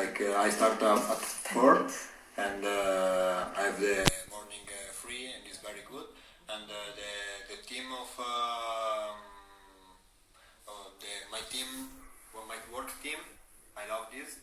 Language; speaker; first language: English; non-native, learner; Italian